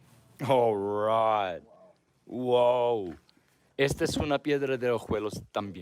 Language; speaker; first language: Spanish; non-native, fluent; English